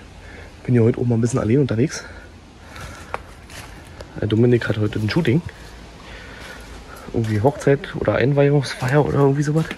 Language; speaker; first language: German; native; German